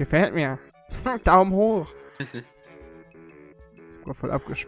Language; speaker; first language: German; native; German